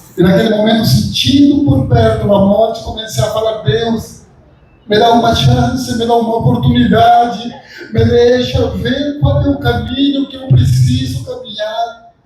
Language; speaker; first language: Portuguese; non-native, fluent; Spanish